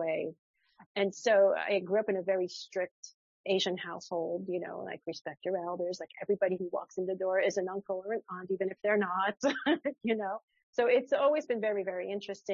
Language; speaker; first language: English; early bilingual, other home language; French